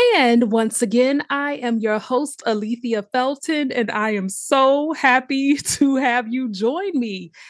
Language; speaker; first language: English; native; English